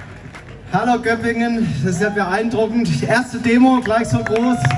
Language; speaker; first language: German; native; German